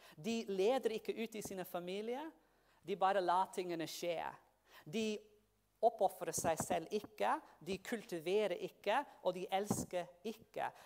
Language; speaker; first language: Norwegian; non-native, fluent; English